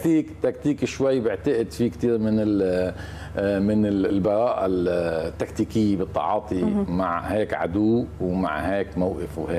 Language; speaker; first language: Arabic; native; Arabic